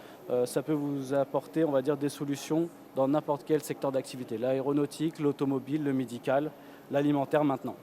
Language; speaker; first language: French; native; French